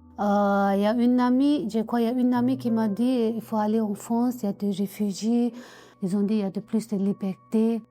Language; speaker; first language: French; non-native, learner; Tibetan